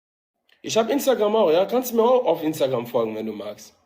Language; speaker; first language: German; native; German